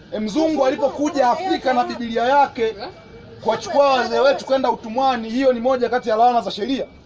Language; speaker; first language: Swahili; native; Swahili